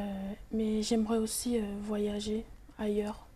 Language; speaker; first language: French; non-native, local second language; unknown